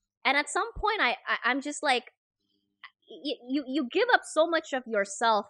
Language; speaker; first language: English; non-native, fluent; Indonesian